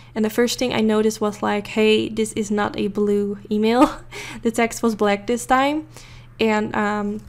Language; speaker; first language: English; non-native, fluent; Dutch